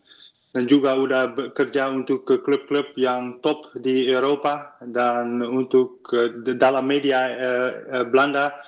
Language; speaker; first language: Indonesian; non-native, fluent; Dutch